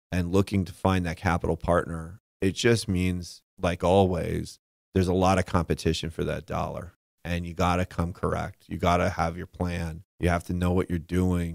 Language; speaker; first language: English; native; English